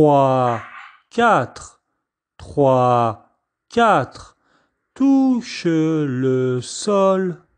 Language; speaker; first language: French; non-native, fluent; Chinese